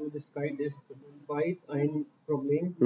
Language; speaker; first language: German; non-native, learner; Hindi